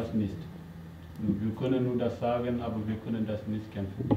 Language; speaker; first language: German; non-native, learner; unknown